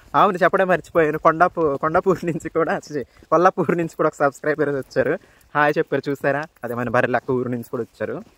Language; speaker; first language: Telugu; native; Telugu